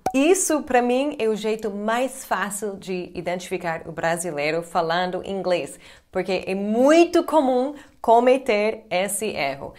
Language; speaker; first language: Portuguese; non-native, fluent; English